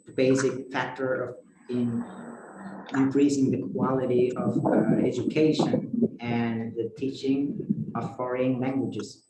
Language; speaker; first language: English; non-native, fluent; Kazakh